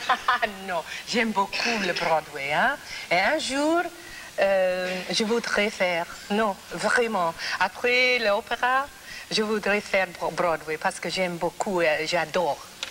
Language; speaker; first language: French; non-native, learner; English